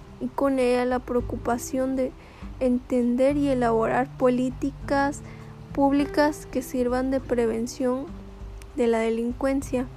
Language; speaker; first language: Spanish; native; Spanish